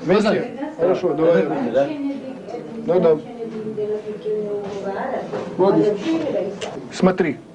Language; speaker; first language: Russian; non-native, learner; French